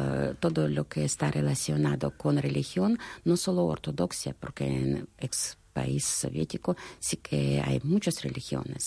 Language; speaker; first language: Spanish; non-native, fluent; Russian